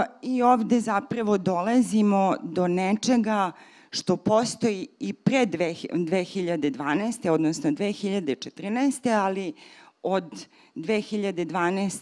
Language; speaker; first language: Serbian; native; Serbian